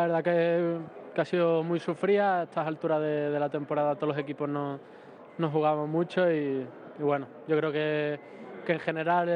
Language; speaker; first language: Spanish; native; Spanish